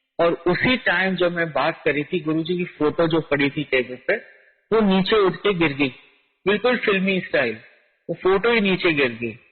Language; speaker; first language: Hindi; native; Hindi